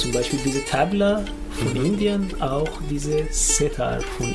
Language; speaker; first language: German; non-native, learner; Persian